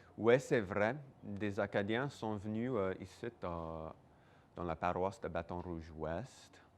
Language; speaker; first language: French; non-native, local second language; English